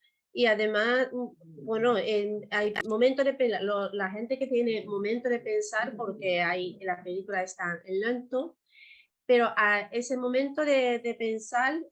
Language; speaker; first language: Spanish; non-native, learner; Japanese